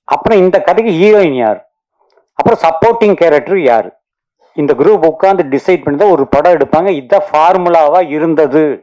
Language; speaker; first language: Tamil; native; Tamil